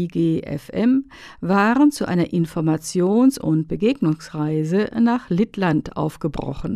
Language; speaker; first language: German; native; German